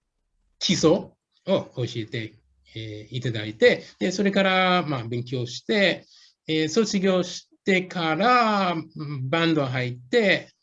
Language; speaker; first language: Japanese; non-native, fluent; English